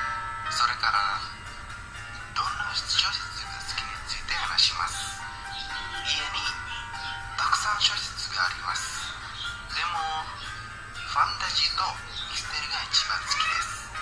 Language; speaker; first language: Japanese; non-native, learner; Indonesian